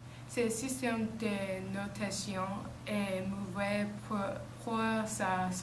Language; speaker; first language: French; non-native, learner; English